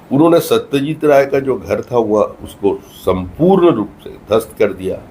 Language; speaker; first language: Hindi; non-native, local second language; Bangla